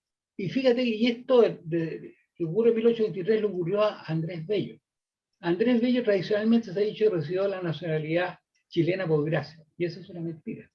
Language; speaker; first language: Spanish; native; Spanish